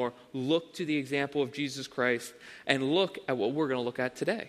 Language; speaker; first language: English; native; English